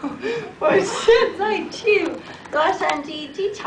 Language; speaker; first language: Chinese; non-native, learner; English